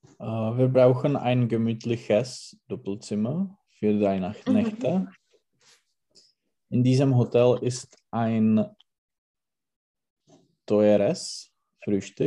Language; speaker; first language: German; non-native, learner; Czech